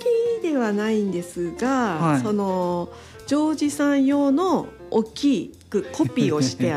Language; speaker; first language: Japanese; native; Japanese